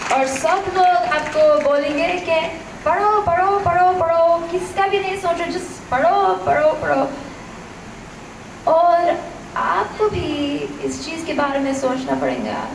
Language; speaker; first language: Hindi; early bilingual, other home language; Urdu